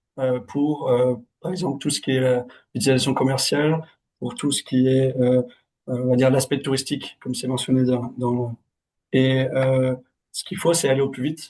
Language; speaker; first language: French; native; French